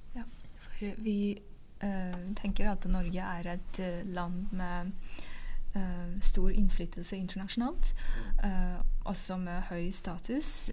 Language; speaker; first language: Norwegian; non-native, fluent; Uyghur